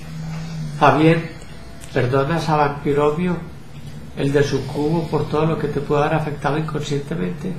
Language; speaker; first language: Spanish; native; Spanish